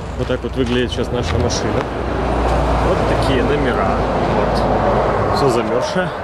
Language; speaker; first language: Russian; native; Russian